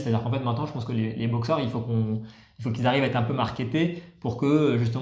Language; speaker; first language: French; native; French